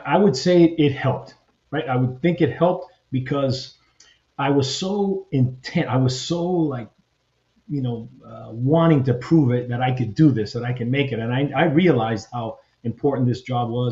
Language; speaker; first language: English; early bilingual, other home language; Spanish